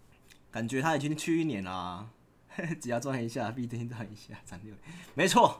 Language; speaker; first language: Chinese; native; Chinese